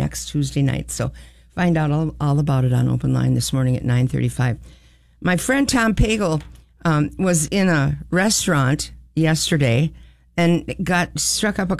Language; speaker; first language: English; native; English